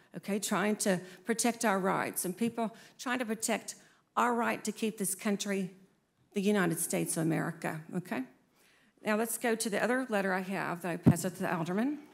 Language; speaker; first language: English; native; English